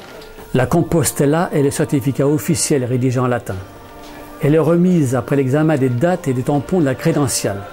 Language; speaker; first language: French; native; French